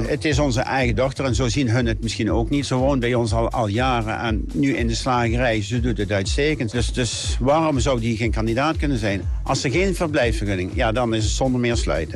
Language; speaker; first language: Dutch; native; Dutch